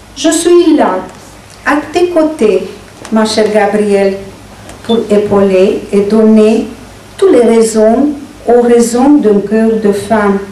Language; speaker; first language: French; non-native, fluent; Romanian